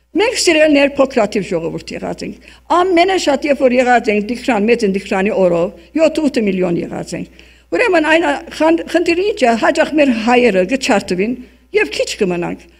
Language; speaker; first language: Armenian; early bilingual, heritage; Armenian